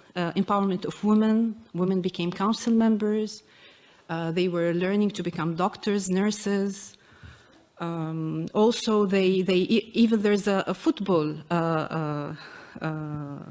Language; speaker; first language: English; non-native, fluent; Arabic